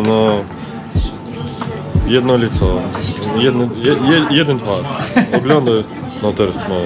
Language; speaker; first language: Polish; non-native, learner; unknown